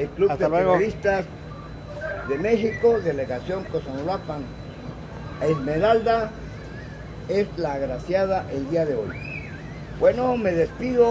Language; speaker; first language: Spanish; native; Spanish